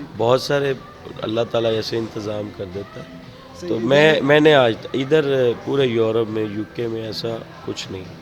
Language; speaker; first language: Urdu; non-native, local second language; Punjabi